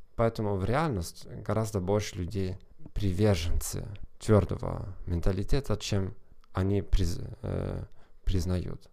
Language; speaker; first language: Russian; non-native, fluent; German